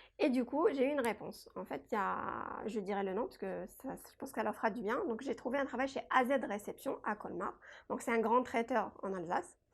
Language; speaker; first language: French; non-native, local second language; Kabyle